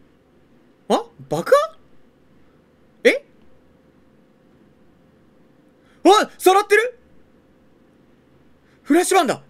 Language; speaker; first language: Japanese; native; Japanese